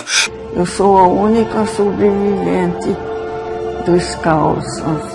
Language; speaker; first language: Portuguese; early bilingual, other home language; Swedish